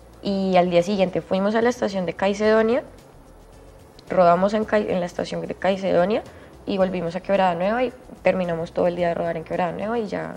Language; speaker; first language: Spanish; native; Spanish